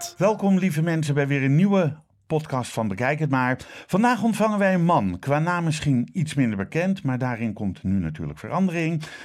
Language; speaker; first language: Dutch; native; Dutch